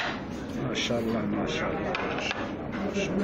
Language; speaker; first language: Arabic; native; Arabic